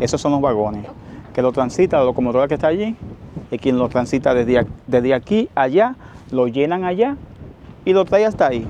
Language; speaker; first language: Spanish; native; Spanish